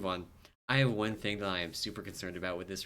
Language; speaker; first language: English; native; English